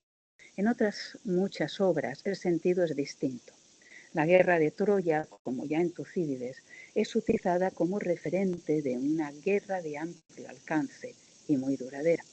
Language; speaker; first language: Spanish; native; Spanish